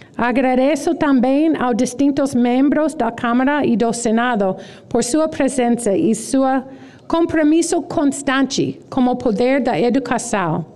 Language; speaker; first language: Portuguese; non-native, learner; English